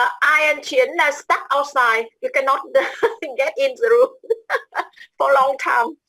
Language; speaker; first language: English; non-native, learner; Vietnamese